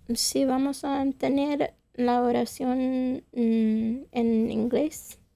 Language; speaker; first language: Spanish; non-native, fluent; English